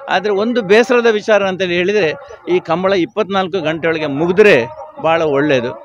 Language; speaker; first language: Kannada; native; Kannada